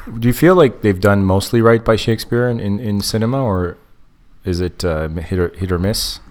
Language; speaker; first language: English; native; English